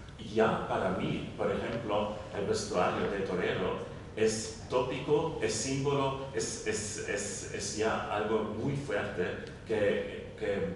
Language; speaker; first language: Spanish; non-native, learner; German